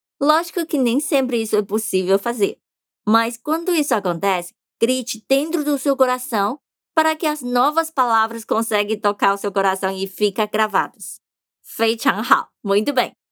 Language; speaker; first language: Portuguese; non-native, fluent; Chinese